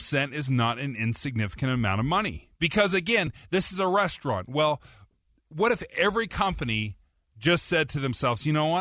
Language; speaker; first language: English; native; English